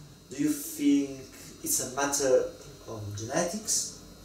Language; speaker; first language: English; non-native, learner; Italian